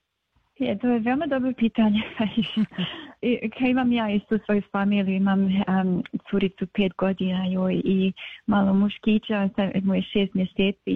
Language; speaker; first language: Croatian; early bilingual, heritage; Bosnian